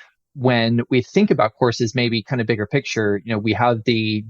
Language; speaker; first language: English; native; English